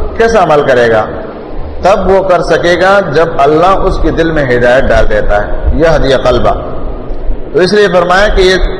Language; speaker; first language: Urdu; non-native, local second language; Pashto